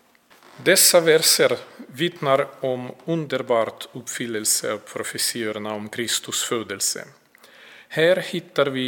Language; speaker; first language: Swedish; non-native, fluent; Russian